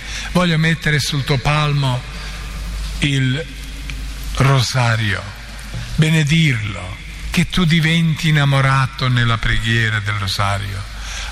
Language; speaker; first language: Italian; non-native, fluent; Croatian